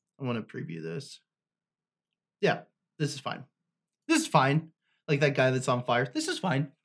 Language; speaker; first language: English; native; English